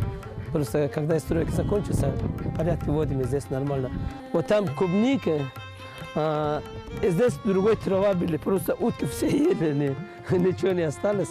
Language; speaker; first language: Russian; non-native, learner; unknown